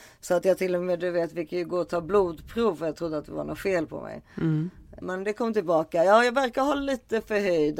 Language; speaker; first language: Swedish; native; Swedish